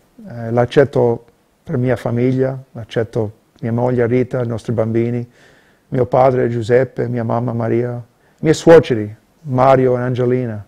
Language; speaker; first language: Italian; early bilingual, heritage; Italian